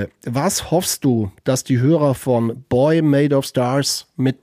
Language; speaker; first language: German; native; German